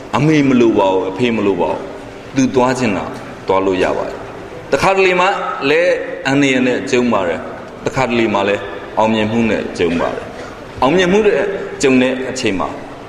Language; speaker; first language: Burmese; native; Burmese